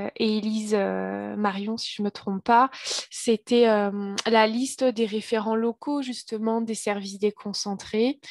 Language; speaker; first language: French; native; French